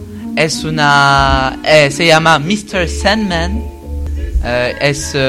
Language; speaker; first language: Spanish; non-native, learner; French